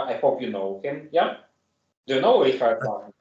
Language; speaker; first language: English; non-native, fluent; German